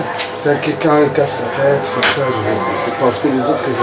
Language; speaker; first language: French; non-native, learner; Arabic